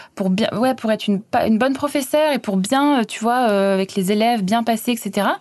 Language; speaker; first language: French; native; French